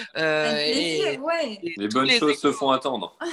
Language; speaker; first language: French; native; French